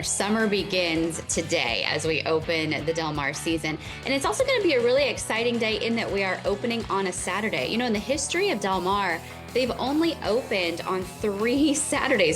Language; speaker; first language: English; native; English